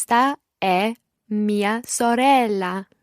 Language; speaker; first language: Italian; non-native, learner; English